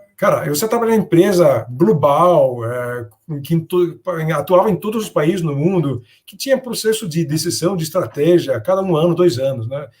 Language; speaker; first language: Portuguese; non-native, fluent; Danish